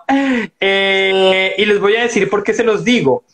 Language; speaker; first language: Spanish; native; Spanish